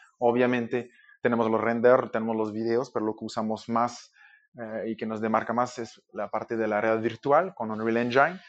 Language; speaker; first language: Spanish; non-native, fluent; French